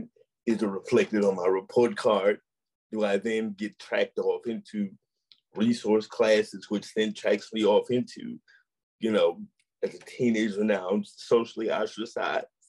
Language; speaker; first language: English; native; English